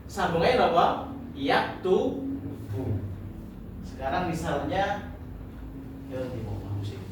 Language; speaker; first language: Indonesian; native; Indonesian